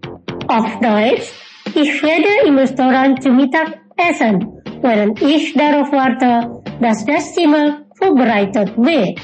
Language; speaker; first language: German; non-native, learner; Indonesian